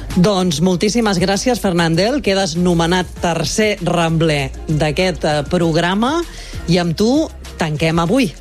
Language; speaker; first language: Catalan; native; Catalan